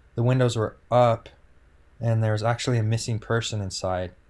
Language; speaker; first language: English; native; English